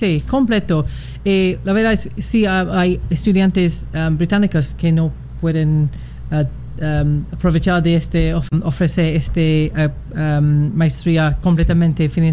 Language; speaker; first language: Spanish; non-native, fluent; English